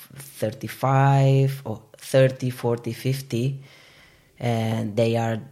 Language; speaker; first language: English; non-native, fluent; Spanish